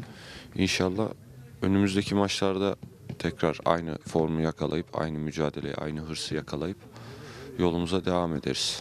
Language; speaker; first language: Turkish; native; Turkish